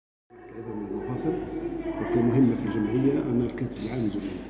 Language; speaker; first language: Arabic; native; Arabic